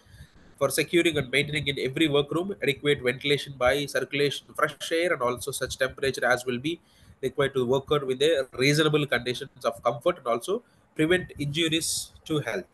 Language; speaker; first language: English; non-native, local second language; Telugu